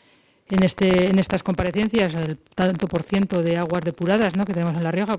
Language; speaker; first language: Spanish; native; Spanish